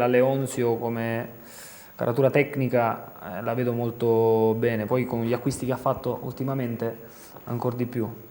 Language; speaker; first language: Italian; native; Italian